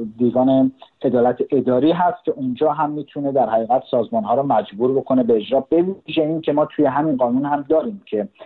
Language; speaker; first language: Persian; native; Persian